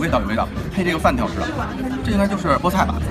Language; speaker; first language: Chinese; native; Chinese